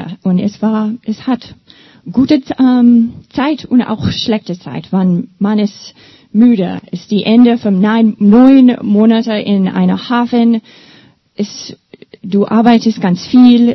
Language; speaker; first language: German; non-native, learner; English